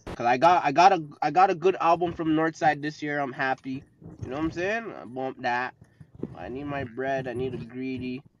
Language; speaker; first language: English; native; English